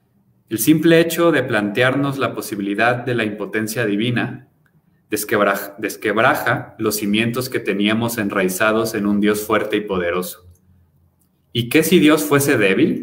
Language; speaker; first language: Spanish; native; Spanish